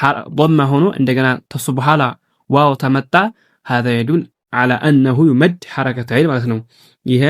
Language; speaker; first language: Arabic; non-native, fluent; Amharic